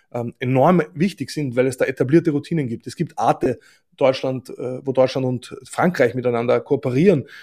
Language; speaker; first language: German; native; German